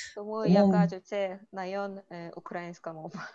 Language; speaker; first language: Ukrainian; non-native, learner; Korean